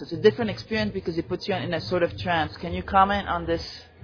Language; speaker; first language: English; non-native, fluent; Spanish